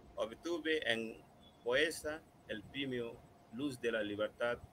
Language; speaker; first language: Spanish; non-native, learner; Bangla